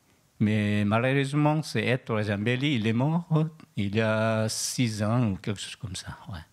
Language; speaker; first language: French; non-native, learner; Korean